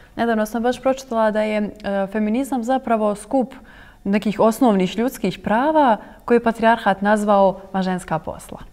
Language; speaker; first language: Croatian; native; Croatian